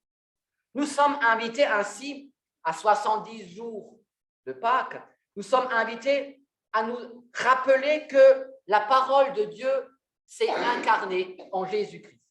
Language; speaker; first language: French; native; French